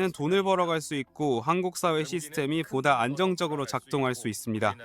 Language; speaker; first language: Korean; native; Korean